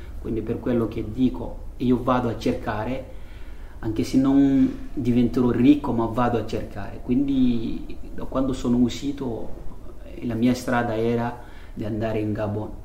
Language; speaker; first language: Italian; non-native, learner; Fula